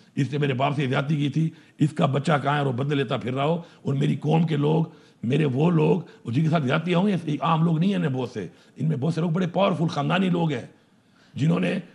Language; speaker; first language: Urdu; non-native, local second language; Pashto